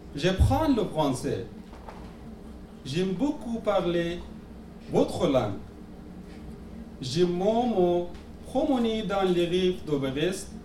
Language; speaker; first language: French; non-native, learner; Pashto